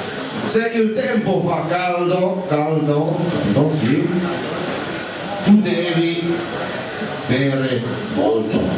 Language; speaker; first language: Italian; non-native, learner; English